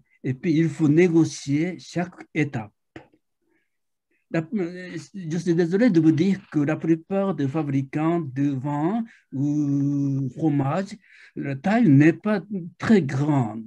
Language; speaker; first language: French; non-native, fluent; Japanese